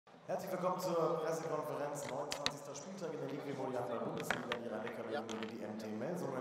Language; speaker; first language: German; native; German